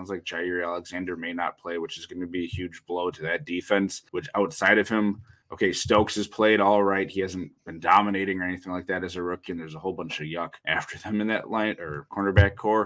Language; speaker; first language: English; native; English